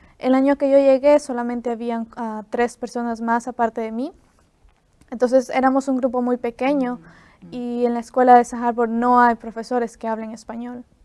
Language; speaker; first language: Spanish; native; Spanish